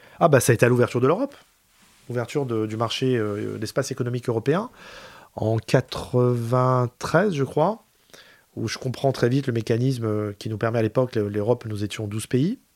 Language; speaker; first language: French; native; French